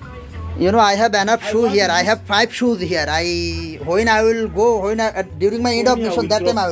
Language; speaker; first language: English; non-native, learner; Bangla